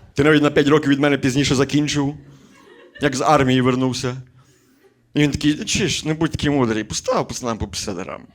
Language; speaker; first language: Ukrainian; native; Ukrainian